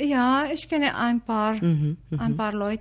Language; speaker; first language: German; non-native, learner; Arabic